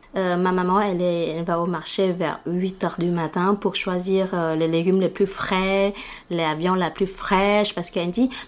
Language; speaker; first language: French; non-native, fluent; Vietnamese